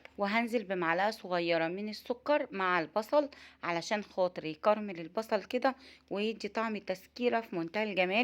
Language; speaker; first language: Arabic; native; Arabic